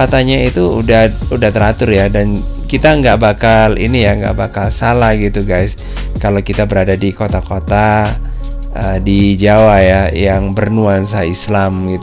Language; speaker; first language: Indonesian; native; Indonesian